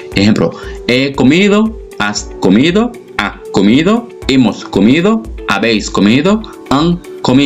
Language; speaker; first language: Spanish; non-native, fluent; French